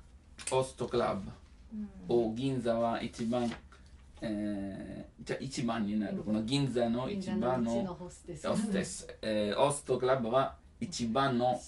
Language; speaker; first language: Japanese; non-native, learner; Italian